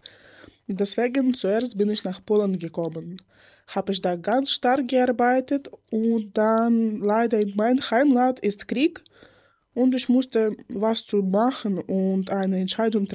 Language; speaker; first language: German; non-native, learner; Ukrainian